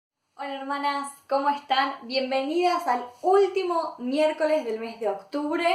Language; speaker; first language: Spanish; native; Spanish